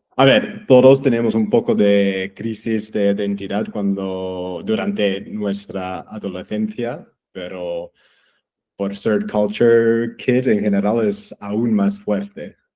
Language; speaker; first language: Spanish; early bilingual, heritage; English